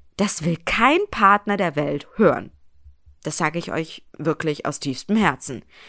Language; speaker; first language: German; early bilingual, other home language; Persian